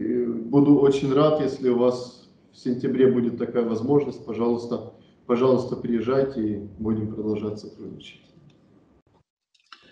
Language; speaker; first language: Russian; native; Russian